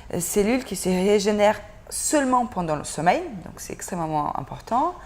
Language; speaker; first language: French; non-native, fluent; Portuguese